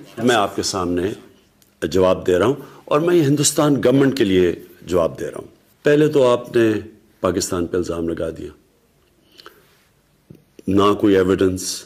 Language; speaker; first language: Urdu; native; Urdu